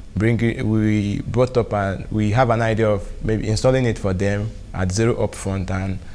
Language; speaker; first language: English; non-native, local second language; Igbo